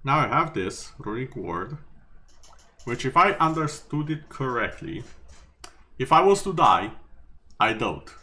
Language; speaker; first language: English; non-native, fluent; Romanian